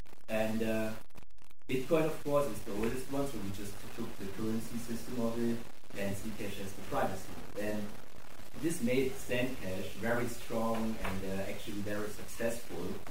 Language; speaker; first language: English; non-native, fluent; German